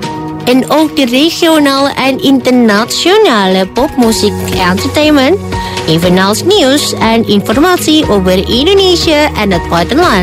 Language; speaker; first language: Dutch; non-native, fluent; Indonesian